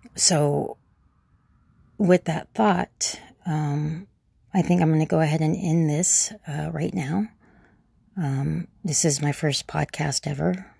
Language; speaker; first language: English; native; English